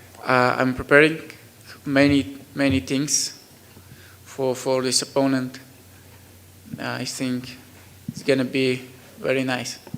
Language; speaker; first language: English; non-native, learner; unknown